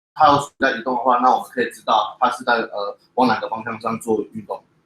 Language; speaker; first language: Chinese; native; Chinese